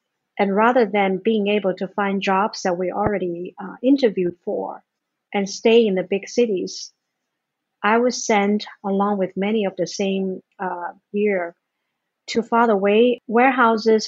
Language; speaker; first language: English; non-native, fluent; Chinese